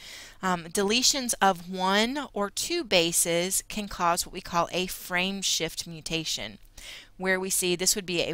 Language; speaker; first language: English; native; English